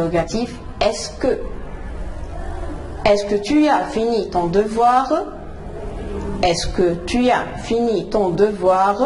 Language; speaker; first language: French; non-native, fluent; Arabic